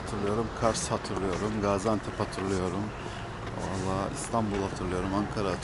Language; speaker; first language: Turkish; non-native, learner; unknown